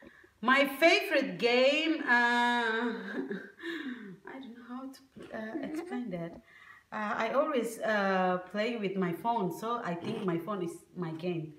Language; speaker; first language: English; non-native, learner; Indonesian